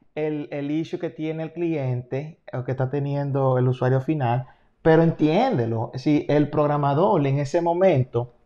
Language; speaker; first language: Spanish; native; Spanish